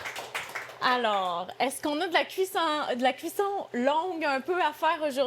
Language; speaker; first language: French; native; French